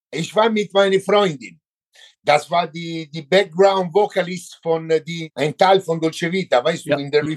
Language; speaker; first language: German; non-native, learner; Italian